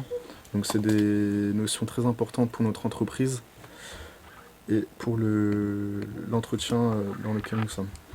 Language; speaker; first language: French; native; French